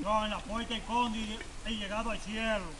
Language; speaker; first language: Spanish; native; Spanish